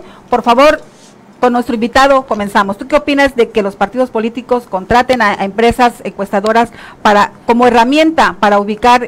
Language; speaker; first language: Spanish; native; Spanish